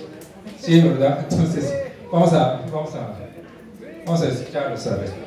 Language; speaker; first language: Spanish; non-native, learner; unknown